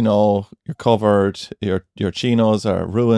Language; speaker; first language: English; native; English